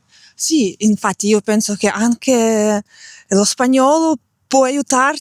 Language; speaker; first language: Italian; non-native, fluent; Russian